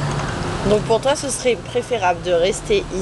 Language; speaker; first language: French; native; French